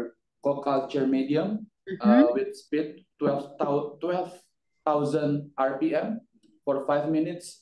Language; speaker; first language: English; non-native, fluent; Indonesian